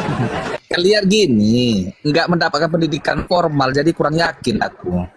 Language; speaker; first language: Indonesian; native; Indonesian